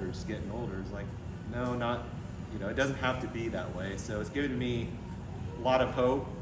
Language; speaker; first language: English; native; English